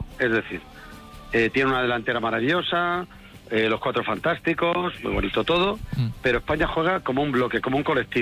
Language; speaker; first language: Spanish; native; Spanish